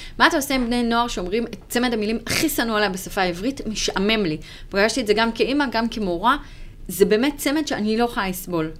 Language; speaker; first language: Hebrew; native; Hebrew